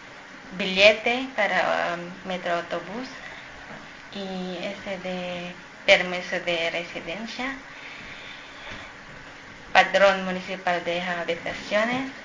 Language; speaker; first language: Spanish; non-native, learner; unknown